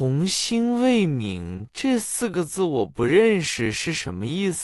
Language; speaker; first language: Chinese; non-native, fluent; English